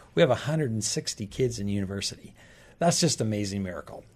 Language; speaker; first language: English; native; English